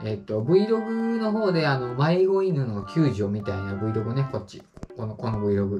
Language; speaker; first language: Japanese; native; Japanese